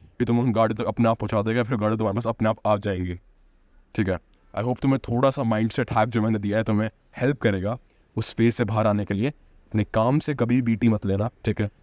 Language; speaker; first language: Hindi; native; Hindi